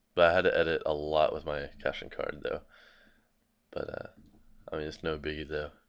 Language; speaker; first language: English; native; English